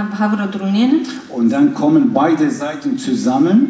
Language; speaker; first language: German; non-native, fluent; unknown